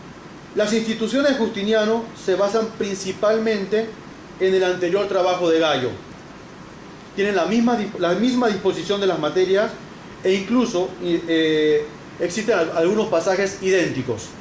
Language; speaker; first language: Spanish; native; Spanish